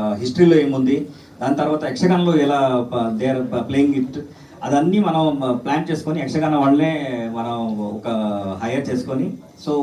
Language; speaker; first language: Telugu; non-native, learner; Kannada